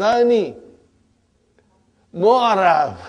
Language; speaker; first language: Arabic; non-native, learner; Urdu